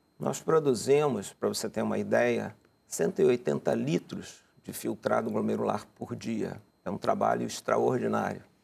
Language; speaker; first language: Portuguese; native; Portuguese